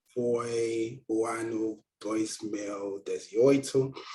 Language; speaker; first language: Portuguese; non-native, learner; English